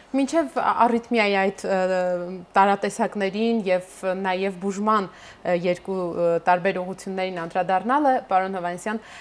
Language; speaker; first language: Armenian; native; Armenian